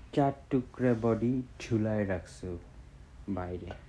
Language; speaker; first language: Bangla; native; Bangla